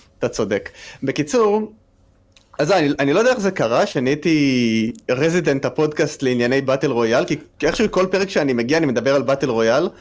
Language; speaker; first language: Hebrew; native; Hebrew